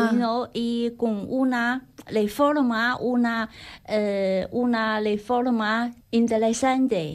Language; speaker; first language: Spanish; non-native, learner; Chinese